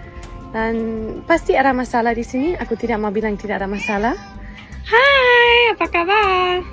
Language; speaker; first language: Indonesian; non-native, fluent; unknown